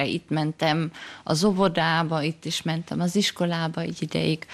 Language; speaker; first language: Hungarian; early bilingual, heritage; German